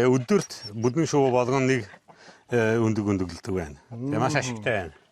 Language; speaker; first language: Mongolian; non-native, fluent; Hungarian